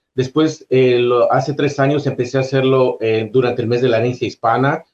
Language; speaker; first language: Spanish; native; Spanish